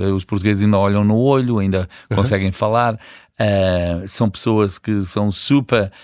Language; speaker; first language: Portuguese; early bilingual, heritage; Portuguese